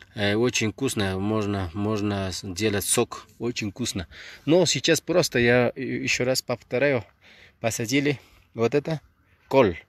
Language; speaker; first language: Russian; non-native, learner; Spanish